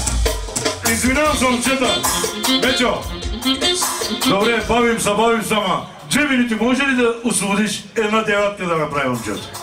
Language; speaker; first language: Bulgarian; non-native, local second language; Turkish